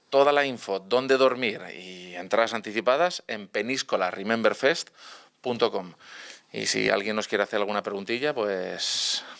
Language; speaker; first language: Spanish; non-native, local second language; Catalan